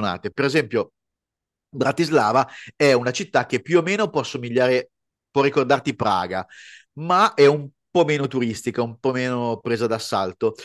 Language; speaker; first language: Italian; native; Italian